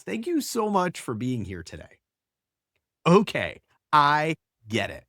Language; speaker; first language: English; native; English